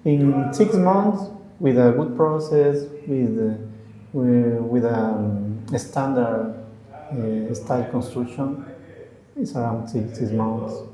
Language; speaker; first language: English; non-native, learner; Spanish